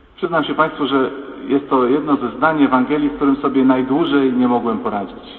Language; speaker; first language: Polish; native; Polish